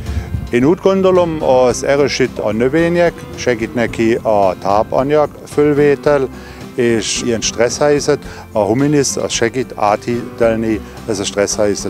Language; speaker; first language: Hungarian; non-native, fluent; German